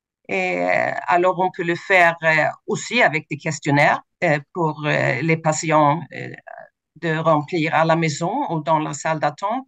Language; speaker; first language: French; non-native, fluent; Swedish